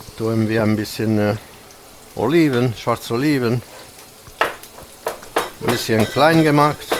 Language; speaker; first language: German; non-native, fluent; Italian